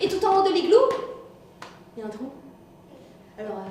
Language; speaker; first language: French; native; French